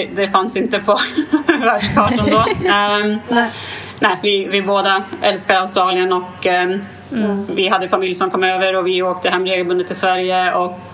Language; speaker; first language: Swedish; native; Swedish